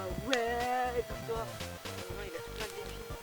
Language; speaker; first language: French; native; French